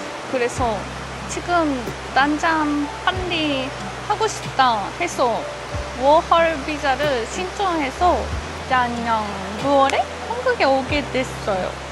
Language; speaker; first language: Korean; non-native, fluent; Japanese